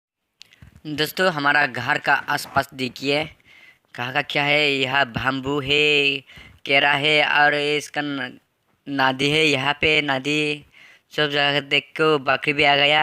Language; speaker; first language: Hindi; non-native, local second language; Bodo